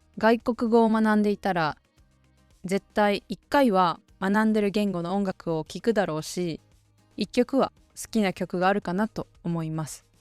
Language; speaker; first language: Japanese; native; Japanese